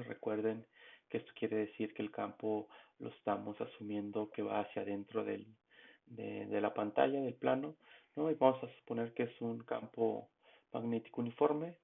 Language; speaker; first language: Spanish; native; Spanish